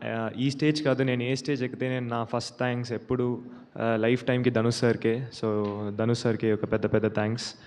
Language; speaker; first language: Telugu; non-native, learner; Tamil